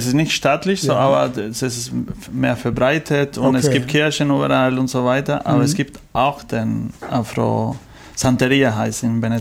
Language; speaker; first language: German; non-native, learner; Spanish